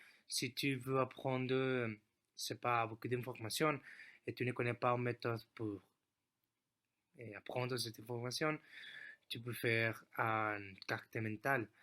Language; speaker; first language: French; non-native, fluent; Spanish